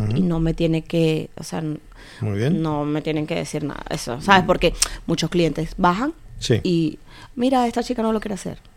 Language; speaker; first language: Spanish; native; Spanish